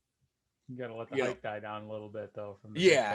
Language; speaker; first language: English; native; English